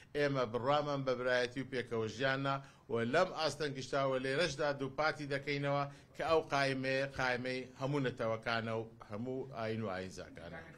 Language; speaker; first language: Central Kurdish; non-native, local second language; Azerbaijani